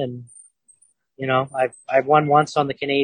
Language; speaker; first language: English; native; English